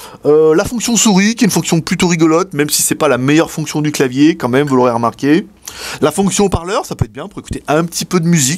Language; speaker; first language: French; native; French